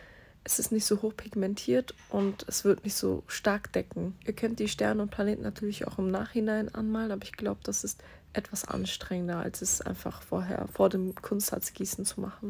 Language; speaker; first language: German; native; German